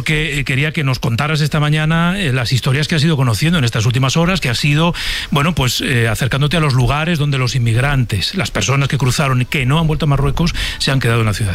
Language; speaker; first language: Spanish; native; Spanish